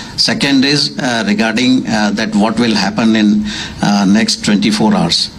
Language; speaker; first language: English; non-native, local second language; Bangla